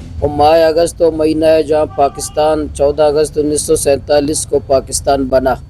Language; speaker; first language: Urdu; non-native, local second language; Baluchi